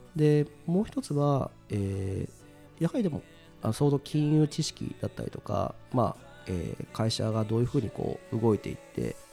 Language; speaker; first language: Japanese; native; Japanese